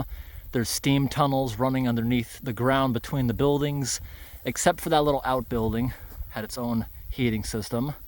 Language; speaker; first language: English; native; English